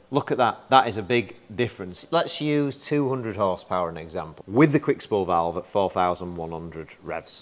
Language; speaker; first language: English; native; English